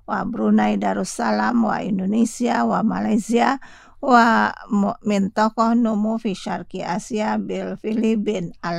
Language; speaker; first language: Arabic; non-native, fluent; Indonesian